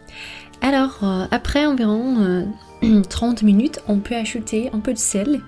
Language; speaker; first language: French; non-native, fluent; Danish